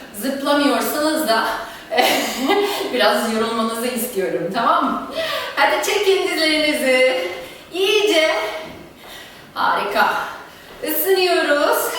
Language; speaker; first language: Turkish; non-native, fluent; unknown